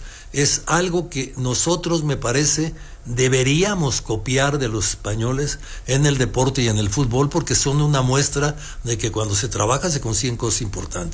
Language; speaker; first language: Spanish; native; Spanish